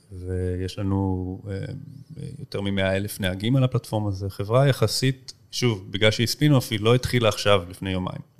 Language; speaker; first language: Hebrew; native; Hebrew